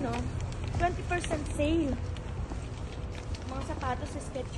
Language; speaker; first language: Filipino; native; Filipino